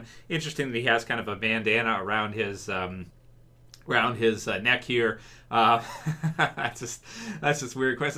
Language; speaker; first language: English; native; English